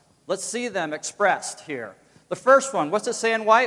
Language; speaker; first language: English; native; English